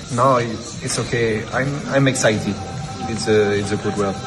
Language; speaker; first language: English; non-native, learner; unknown